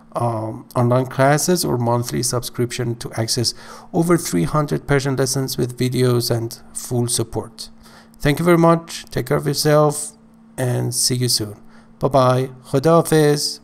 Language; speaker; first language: English; non-native, fluent; Persian